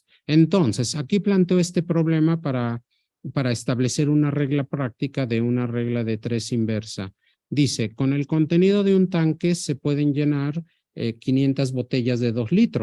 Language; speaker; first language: Spanish; native; Spanish